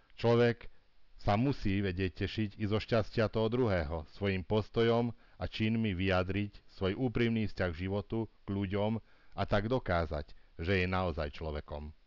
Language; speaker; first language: Hungarian; native; Hungarian